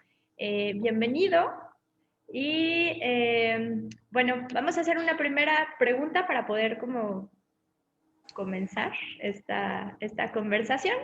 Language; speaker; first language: Spanish; native; Spanish